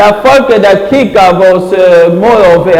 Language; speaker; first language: Danish; non-native, fluent; French